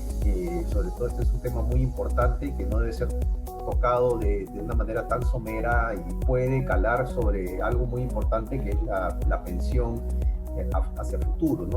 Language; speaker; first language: Spanish; native; Spanish